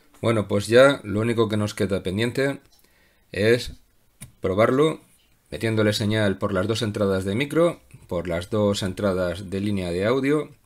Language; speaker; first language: Spanish; native; Spanish